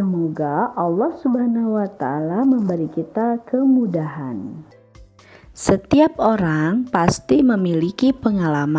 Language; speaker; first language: Indonesian; native; Indonesian